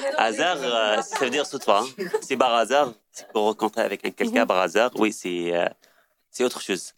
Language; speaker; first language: French; non-native, learner; Arabic